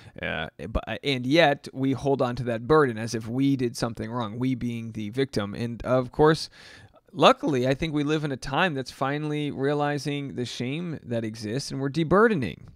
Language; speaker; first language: English; native; English